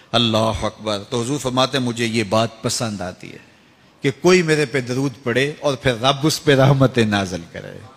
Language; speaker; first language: Urdu; non-native, local second language; Punjabi